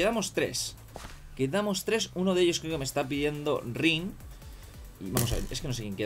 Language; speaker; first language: Spanish; native; Spanish